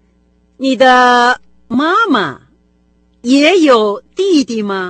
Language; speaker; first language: Chinese; non-native, fluent; Russian